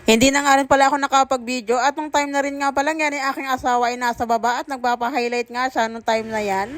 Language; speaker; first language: Filipino; native; Filipino